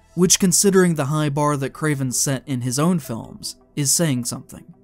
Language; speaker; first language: English; native; English